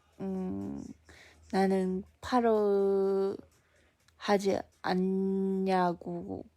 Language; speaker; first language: Korean; non-native, fluent; Japanese